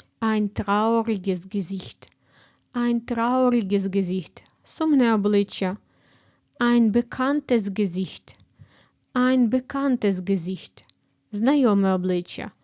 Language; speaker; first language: German; non-native, fluent; Ukrainian